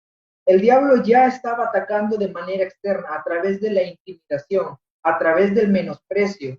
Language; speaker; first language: Spanish; native; Spanish